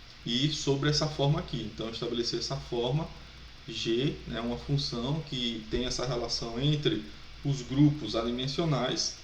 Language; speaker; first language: Portuguese; native; Portuguese